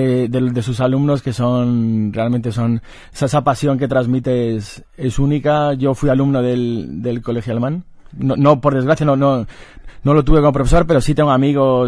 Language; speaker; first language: Spanish; native; Spanish